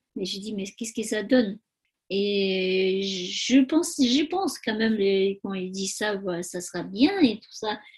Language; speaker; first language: French; non-native, learner; Tibetan